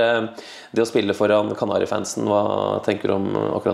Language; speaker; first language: Norwegian; native; Norwegian